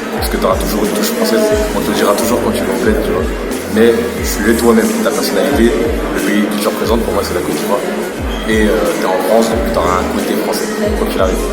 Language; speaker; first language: French; early bilingual, other home language; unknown